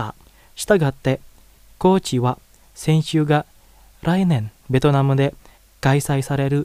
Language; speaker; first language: Japanese; non-native, fluent; Indonesian